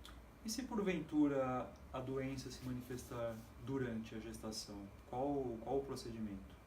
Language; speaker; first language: Portuguese; native; Portuguese